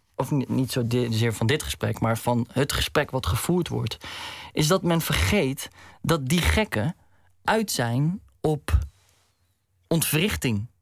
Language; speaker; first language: Dutch; native; Dutch